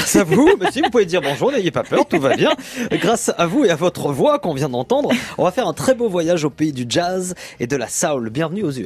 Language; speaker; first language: French; native; French